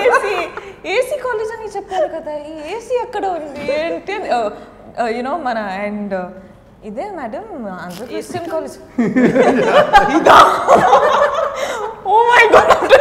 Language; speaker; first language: Telugu; non-native, learner; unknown